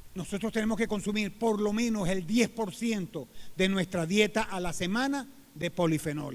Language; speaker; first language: Spanish; native; Spanish